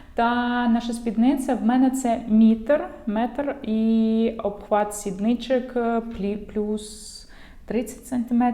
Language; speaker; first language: Ukrainian; non-native, local second language; Russian